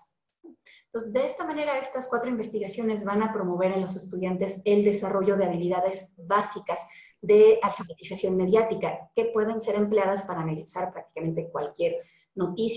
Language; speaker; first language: Spanish; native; Spanish